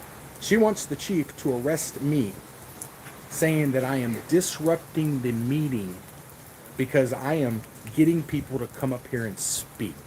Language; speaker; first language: English; native; English